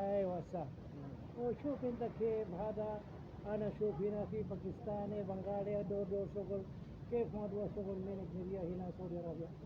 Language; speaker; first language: Arabic; non-native, learner; Filipino